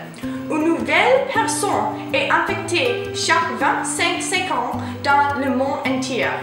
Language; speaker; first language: French; non-native, learner; English